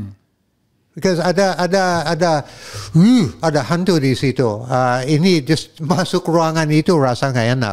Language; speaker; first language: Indonesian; non-native, fluent; English